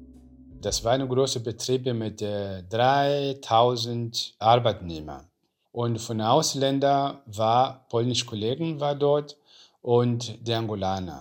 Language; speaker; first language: German; non-native, learner; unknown